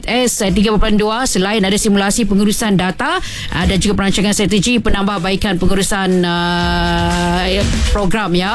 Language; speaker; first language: Malay; native; Malay